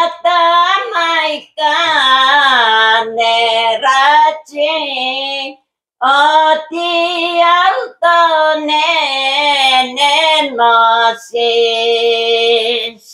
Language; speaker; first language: Bulgarian; native; Bulgarian